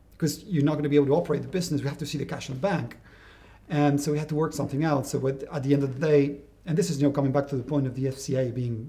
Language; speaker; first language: English; non-native, fluent; Spanish